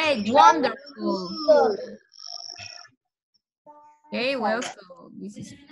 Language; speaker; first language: English; non-native, fluent; Spanish